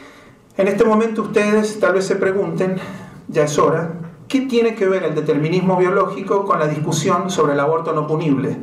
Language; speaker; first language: Spanish; native; Spanish